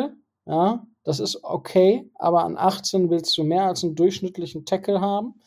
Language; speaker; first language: German; native; German